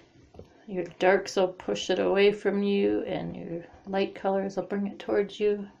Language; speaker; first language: English; native; English